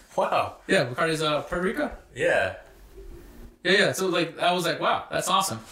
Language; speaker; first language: English; native; English